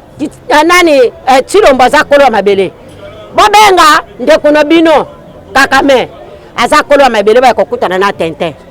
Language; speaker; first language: Lingala; non-native, local second language; Luba-Lulua